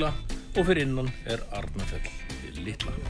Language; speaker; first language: Icelandic; native; Icelandic